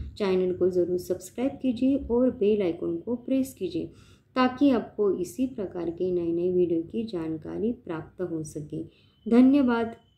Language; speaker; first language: Hindi; non-native, local second language; Marathi